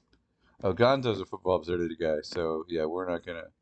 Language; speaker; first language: English; native; English